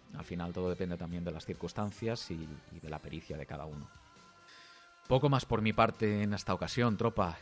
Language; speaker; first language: Spanish; native; Spanish